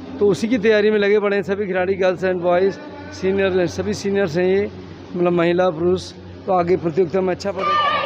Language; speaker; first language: Hindi; native; Hindi